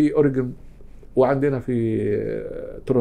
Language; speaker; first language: Arabic; native; Arabic